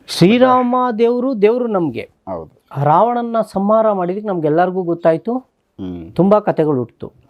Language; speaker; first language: Kannada; native; Kannada